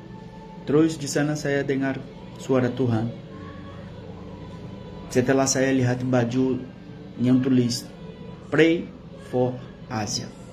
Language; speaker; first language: Indonesian; non-native, fluent; Portuguese